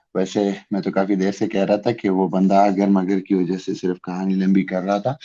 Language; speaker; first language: Urdu; non-native, local second language; Pashto